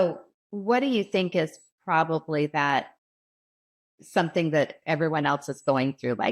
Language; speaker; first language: English; native; English